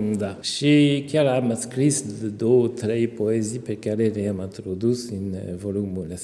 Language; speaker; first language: Romanian; non-native, fluent; French